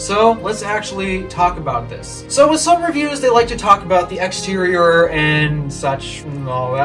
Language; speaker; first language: English; native; English